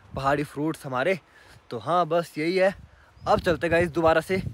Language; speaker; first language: Hindi; native; Hindi